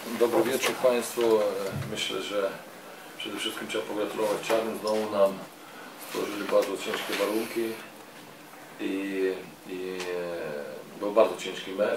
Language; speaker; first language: Polish; non-native, fluent; Lithuanian